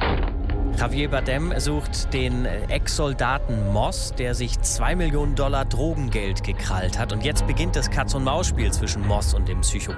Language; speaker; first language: German; native; German